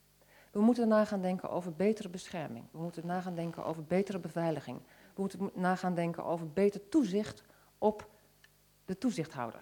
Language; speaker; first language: Dutch; native; Dutch